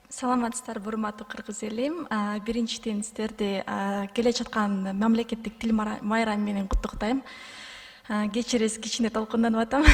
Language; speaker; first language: Kyrgyz; non-native, fluent; German